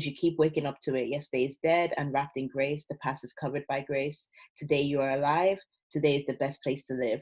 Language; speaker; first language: English; native; English